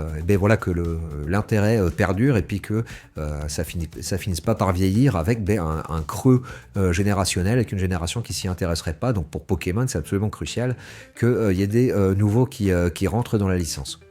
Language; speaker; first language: French; native; French